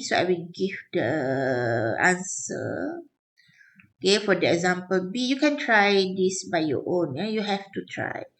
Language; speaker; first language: English; non-native, local second language; Malay